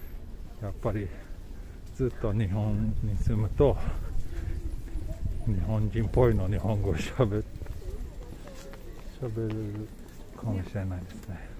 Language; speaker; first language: Japanese; non-native, fluent; Swedish